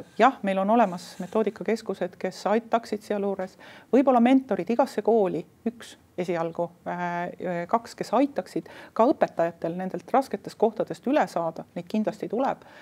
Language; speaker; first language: Estonian; native; Estonian